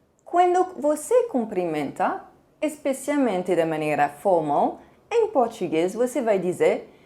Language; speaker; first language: Portuguese; non-native, fluent; French